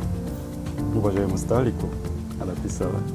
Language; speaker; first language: Russian; non-native, learner; Korean